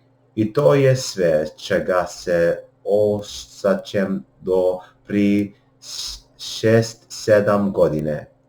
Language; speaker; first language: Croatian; non-native, learner; English